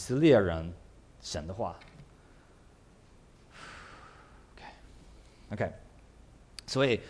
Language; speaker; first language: Chinese; early bilingual, heritage; English